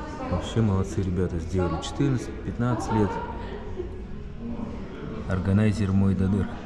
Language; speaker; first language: Russian; native; Russian